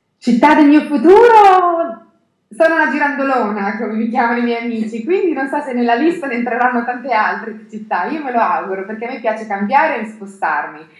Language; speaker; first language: Italian; native; Italian